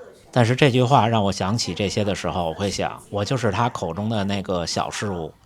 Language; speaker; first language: Chinese; native; Chinese